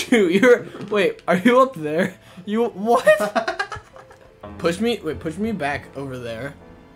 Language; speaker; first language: English; native; English